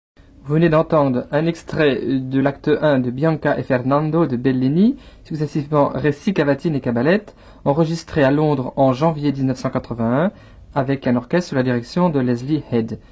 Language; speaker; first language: French; native; French